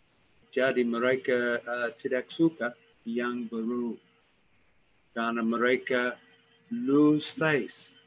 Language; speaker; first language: Indonesian; non-native, fluent; English